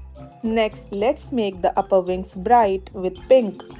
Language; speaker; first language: English; non-native, local second language; Hindi